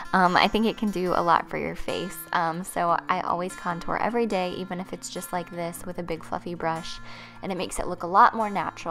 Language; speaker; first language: English; native; English